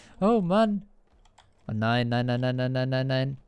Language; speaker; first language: German; native; German